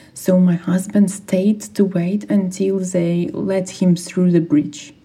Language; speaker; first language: English; non-native, fluent; Ukrainian